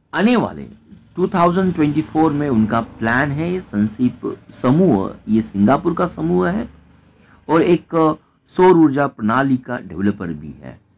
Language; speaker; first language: Hindi; non-native, local second language; Marathi